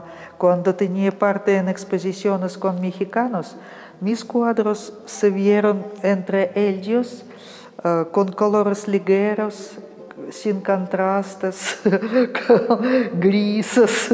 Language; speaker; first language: Spanish; non-native, fluent; Russian